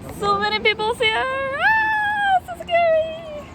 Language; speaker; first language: English; non-native, learner; Korean